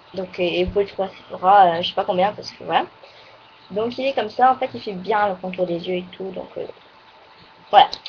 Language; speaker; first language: French; native; French